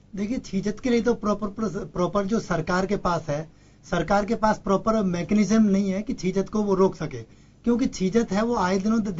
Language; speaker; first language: Hindi; native; Hindi